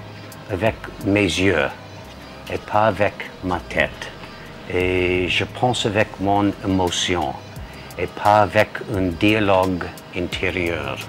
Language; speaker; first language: French; non-native, fluent; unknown